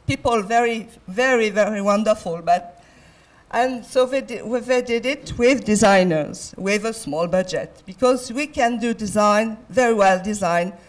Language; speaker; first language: English; non-native, fluent; French